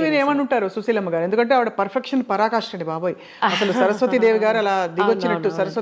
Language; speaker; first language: Telugu; native; Telugu